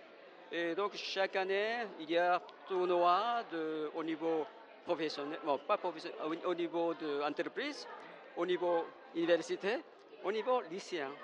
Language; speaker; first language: French; non-native, fluent; Japanese